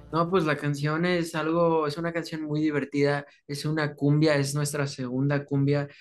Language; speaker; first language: Spanish; early bilingual, heritage; Spanish